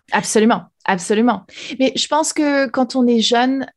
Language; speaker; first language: French; native; French